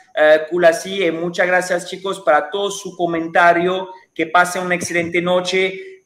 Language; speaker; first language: Spanish; non-native, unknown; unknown